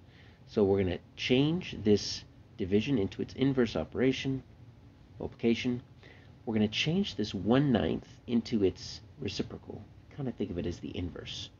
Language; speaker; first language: English; native; English